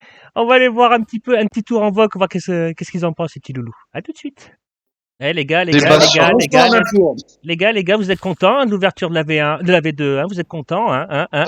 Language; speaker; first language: French; native; French